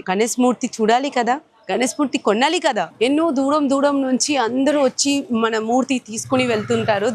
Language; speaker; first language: Telugu; non-native, local second language; Tamil